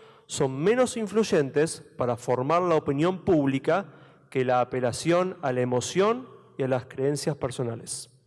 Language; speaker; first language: Spanish; native; Spanish